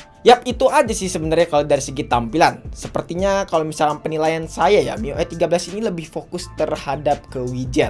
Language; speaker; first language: Indonesian; native; Indonesian